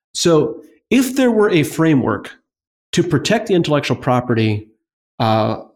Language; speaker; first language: English; native; English